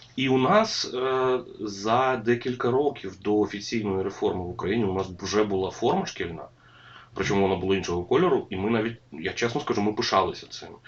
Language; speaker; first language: Ukrainian; non-native, local second language; Russian